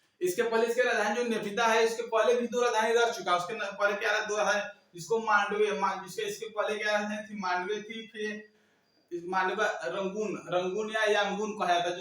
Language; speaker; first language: Hindi; native; Hindi